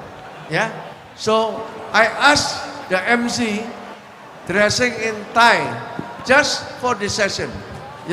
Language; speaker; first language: English; non-native, fluent; Indonesian